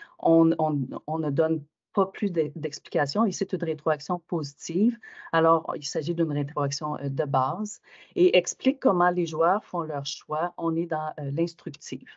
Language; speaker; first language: French; native; French